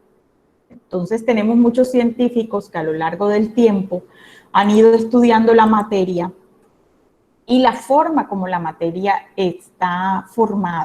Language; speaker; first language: Spanish; native; Spanish